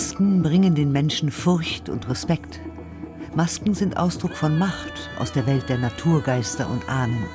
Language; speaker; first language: German; native; German